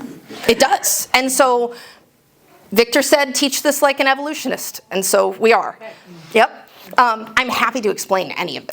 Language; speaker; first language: English; native; English